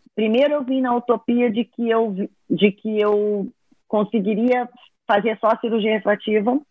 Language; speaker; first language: Portuguese; native; Portuguese